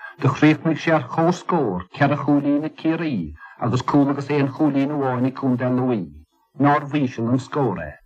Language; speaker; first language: Irish; native; Irish